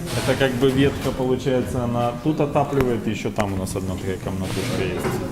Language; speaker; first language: Russian; non-native, local second language; Ukrainian